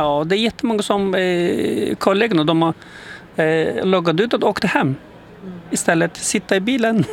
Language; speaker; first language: Swedish; non-native, learner; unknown